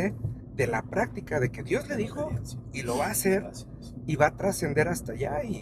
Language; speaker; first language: Spanish; native; Spanish